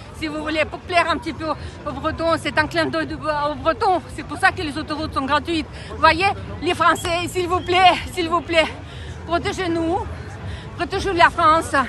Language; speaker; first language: French; non-native, fluent; Russian